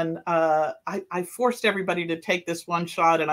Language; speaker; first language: English; native; English